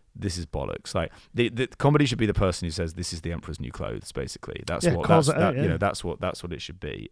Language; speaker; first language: English; native; English